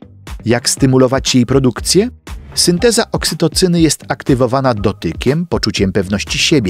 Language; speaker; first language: Polish; native; Polish